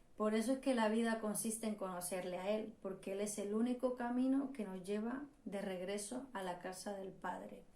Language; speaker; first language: Spanish; native; Spanish